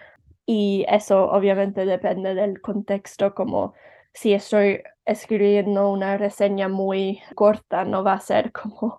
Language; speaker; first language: Spanish; early bilingual, heritage; Spanish